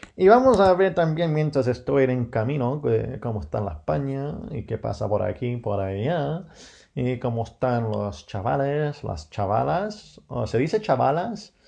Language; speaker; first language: Spanish; non-native, fluent; English